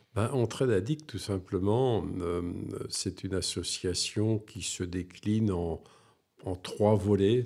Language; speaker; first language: French; native; French